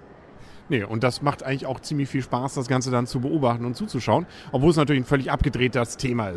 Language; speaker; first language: German; native; German